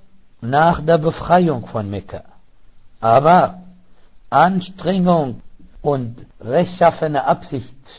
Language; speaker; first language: German; non-native, fluent; Arabic